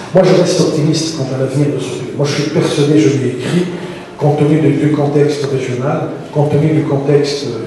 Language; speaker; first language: French; non-native, local second language; Arabic